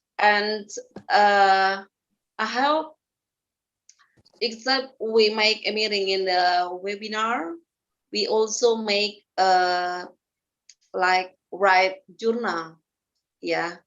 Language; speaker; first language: English; non-native, fluent; Indonesian